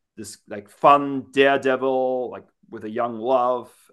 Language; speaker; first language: English; non-native, fluent; German